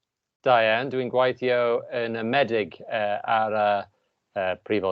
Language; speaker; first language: Welsh; non-native, learner; English